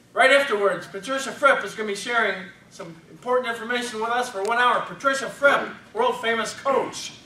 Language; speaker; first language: English; native; English